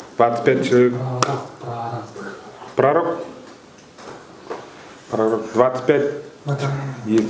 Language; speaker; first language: Russian; non-native, learner; Kyrgyz